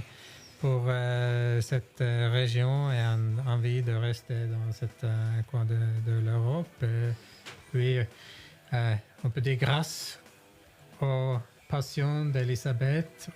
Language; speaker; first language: French; non-native, fluent; Norwegian